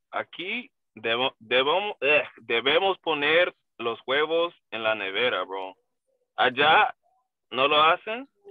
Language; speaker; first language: Spanish; non-native, learner; English